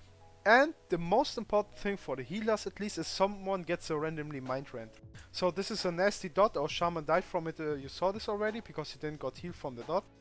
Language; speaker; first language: English; non-native, fluent; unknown